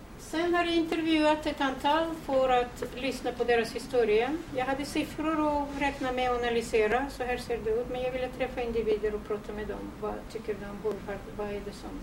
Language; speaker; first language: Swedish; non-native, fluent; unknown